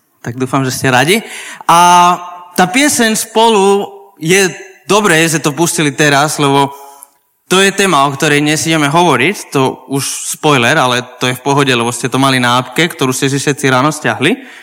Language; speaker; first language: Slovak; non-native, fluent; Spanish